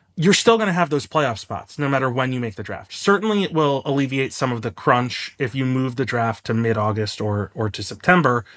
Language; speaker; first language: English; native; English